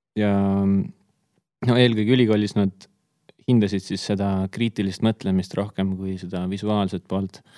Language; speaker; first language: Estonian; native; Estonian